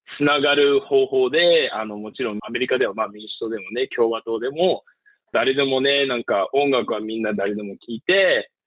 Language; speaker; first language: Japanese; early bilingual, heritage; Japanese